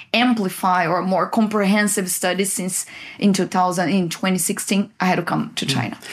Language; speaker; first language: English; non-native, fluent; Portuguese